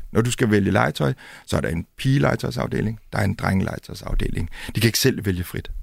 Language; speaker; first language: Danish; early bilingual, other home language; Indonesian